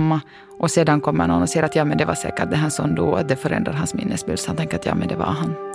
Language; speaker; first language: Swedish; native; Swedish